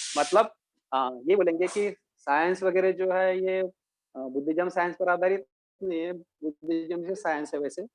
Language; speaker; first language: Hindi; non-native, local second language; Marathi